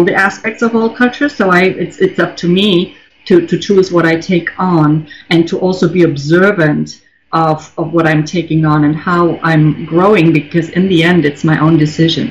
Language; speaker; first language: English; non-native, fluent; German